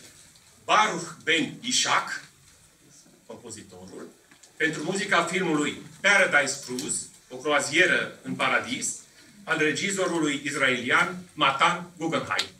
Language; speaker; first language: Romanian; native; Romanian